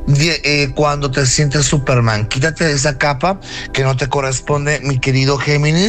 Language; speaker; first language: Spanish; native; Spanish